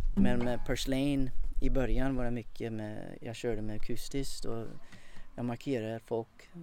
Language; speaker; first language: Swedish; non-native, fluent; English